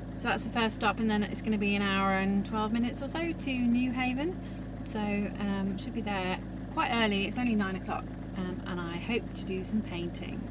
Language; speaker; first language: English; native; English